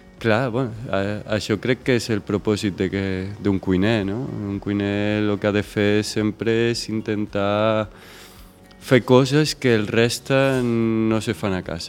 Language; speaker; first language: Catalan; non-native, local second language; Spanish